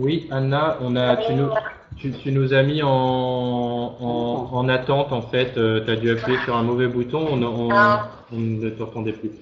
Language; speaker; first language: French; native; French